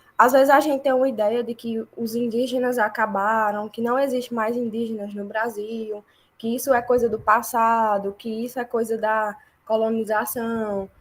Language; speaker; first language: Portuguese; native; Portuguese